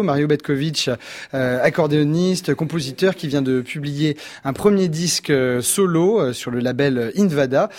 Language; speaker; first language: French; native; French